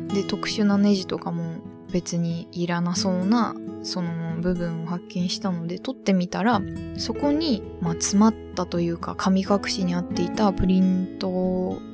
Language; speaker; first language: Japanese; native; Japanese